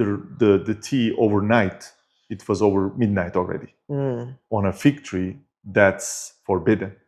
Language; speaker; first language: English; non-native, fluent; Turkish